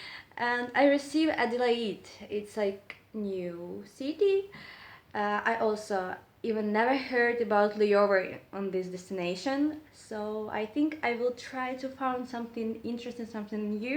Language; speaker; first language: English; non-native, learner; Russian